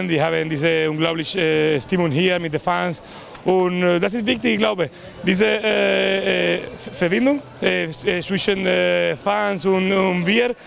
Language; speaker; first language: German; non-native, learner; Spanish